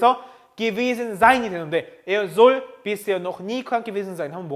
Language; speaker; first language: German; non-native, fluent; Korean